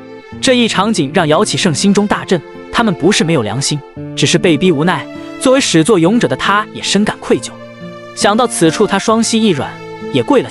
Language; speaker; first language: Chinese; native; Chinese